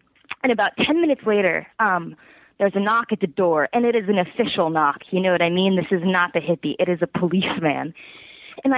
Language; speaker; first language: English; native; English